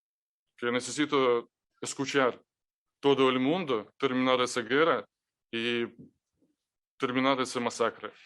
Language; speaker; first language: Spanish; non-native, fluent; Ukrainian